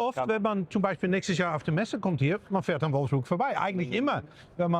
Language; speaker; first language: German; native; German